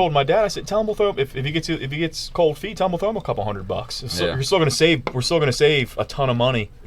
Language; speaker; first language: English; native; English